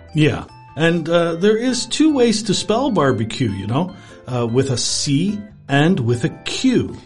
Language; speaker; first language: English; native; English